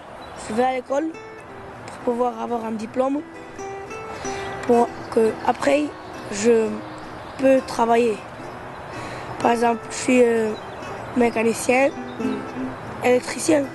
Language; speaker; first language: French; early bilingual, other home language; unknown